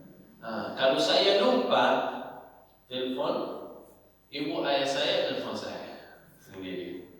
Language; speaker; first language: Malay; non-native, learner; Arabic